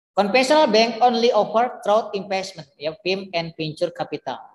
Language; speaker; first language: English; non-native, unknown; Indonesian